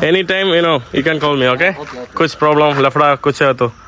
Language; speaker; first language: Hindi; non-native, local second language; Malayalam